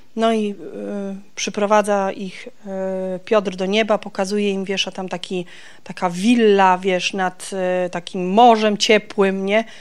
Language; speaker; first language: Polish; native; Polish